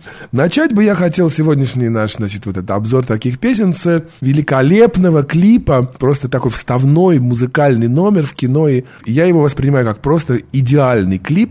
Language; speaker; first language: Russian; native; Russian